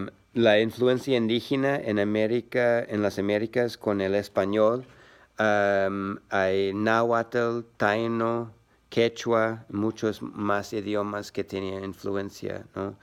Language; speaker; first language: Spanish; non-native, learner; English